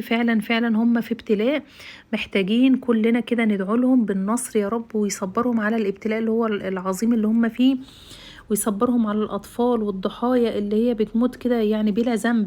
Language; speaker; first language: Arabic; native; Arabic